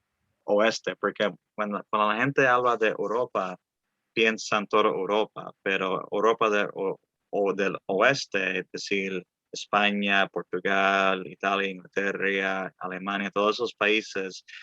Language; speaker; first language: Spanish; early bilingual, other home language; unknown